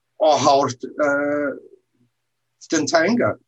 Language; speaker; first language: Irish; non-native, learner; English